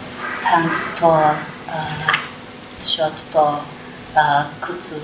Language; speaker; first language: Japanese; non-native, learner; English